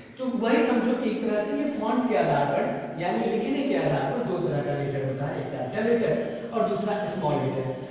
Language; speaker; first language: Hindi; native; Hindi